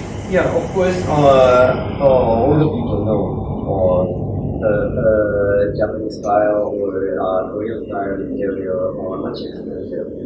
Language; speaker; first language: English; non-native, learner; Japanese